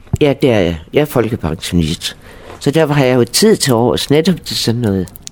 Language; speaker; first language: Danish; native; Danish